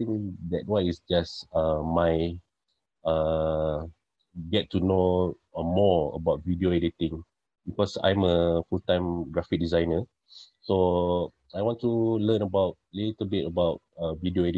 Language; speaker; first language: English; non-native, local second language; Malay